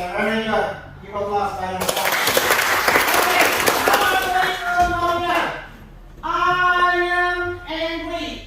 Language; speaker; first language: English; non-native, fluent; Indonesian